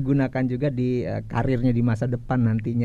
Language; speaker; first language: Indonesian; native; Indonesian